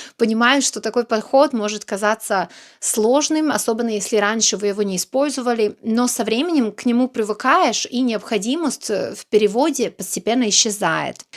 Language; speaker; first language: Russian; non-native, fluent; Serbian